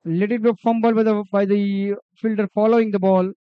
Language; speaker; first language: English; non-native, local second language; Marathi